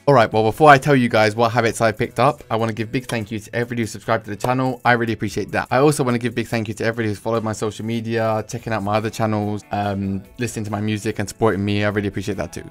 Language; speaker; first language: English; native; English